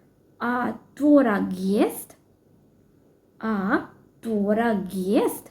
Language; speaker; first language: Russian; non-native, fluent; Sinhala